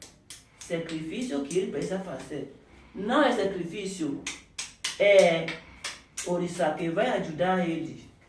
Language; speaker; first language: Portuguese; non-native, learner; Yoruba